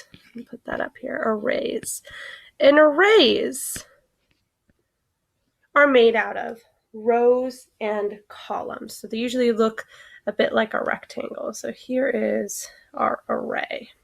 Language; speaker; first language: English; native; English